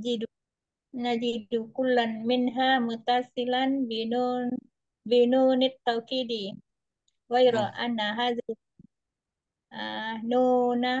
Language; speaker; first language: Arabic; non-native, learner; Indonesian